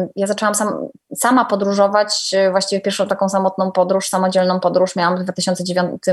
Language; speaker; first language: Polish; native; Polish